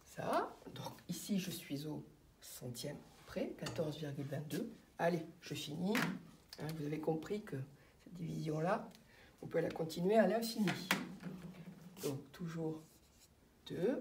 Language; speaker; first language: French; native; French